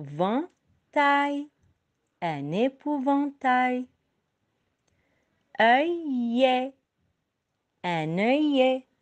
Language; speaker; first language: French; non-native, local second language; Arabic